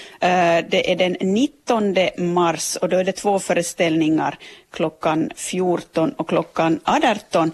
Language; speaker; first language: Swedish; native; Swedish